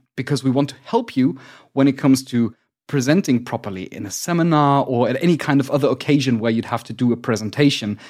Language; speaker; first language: English; non-native, fluent; German